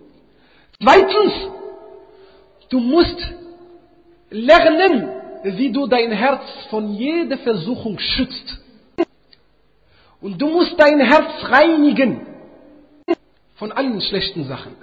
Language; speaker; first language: German; non-native, fluent; Arabic